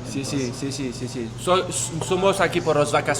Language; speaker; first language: Spanish; non-native, learner; French